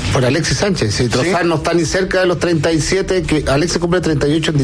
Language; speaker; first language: Spanish; native; Spanish